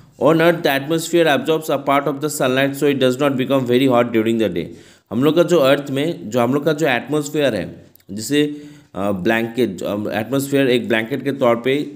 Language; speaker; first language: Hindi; non-native, local second language; Bangla